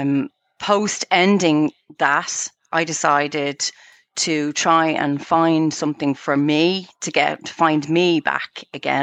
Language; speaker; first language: English; native; English